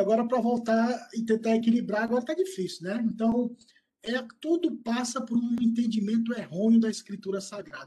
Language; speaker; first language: Portuguese; native; Portuguese